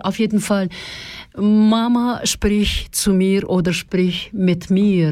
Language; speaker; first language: German; non-native, fluent; Russian